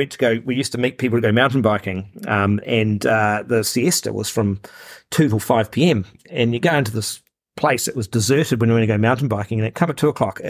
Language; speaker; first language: English; native; English